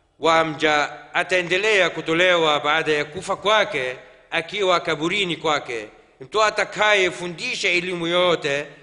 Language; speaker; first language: Swahili; non-native, fluent; Arabic